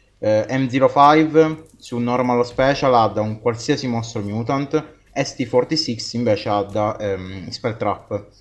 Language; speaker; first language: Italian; native; Italian